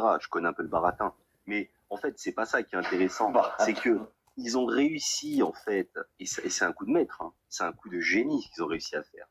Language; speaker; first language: French; native; French